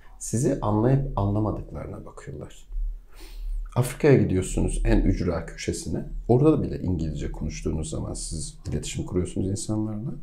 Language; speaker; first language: Turkish; native; Turkish